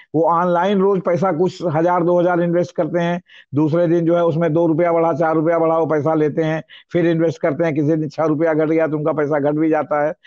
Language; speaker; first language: Hindi; native; Hindi